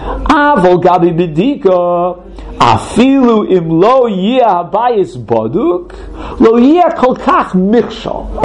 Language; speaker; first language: Hebrew; non-native, fluent; English